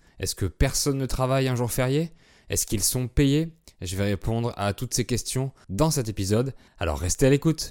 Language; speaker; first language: French; native; French